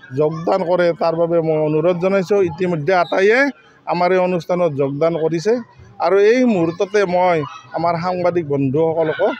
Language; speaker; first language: Assamese; native; Assamese